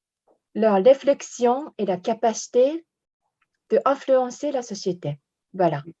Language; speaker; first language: French; non-native, fluent; Japanese